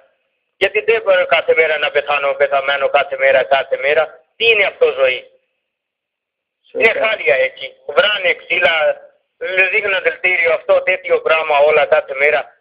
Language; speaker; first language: Greek; non-native, learner; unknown